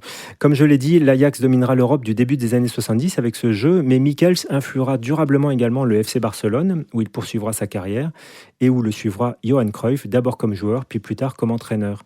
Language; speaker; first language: French; native; French